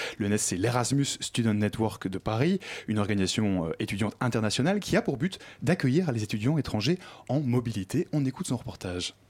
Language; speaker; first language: French; native; French